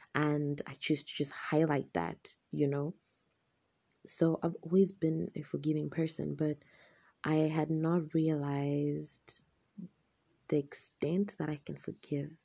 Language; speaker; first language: English; non-native, local second language; Shona